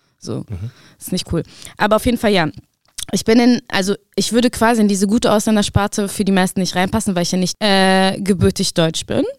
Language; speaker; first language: German; early bilingual, other home language; Arabic